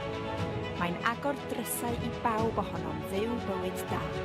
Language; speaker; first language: Welsh; native; Welsh